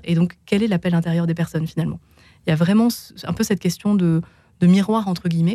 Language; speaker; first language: French; native; French